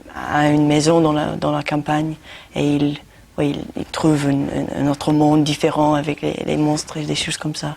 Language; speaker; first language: French; non-native, learner; English